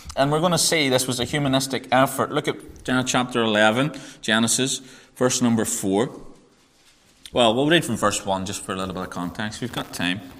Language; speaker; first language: English; native; English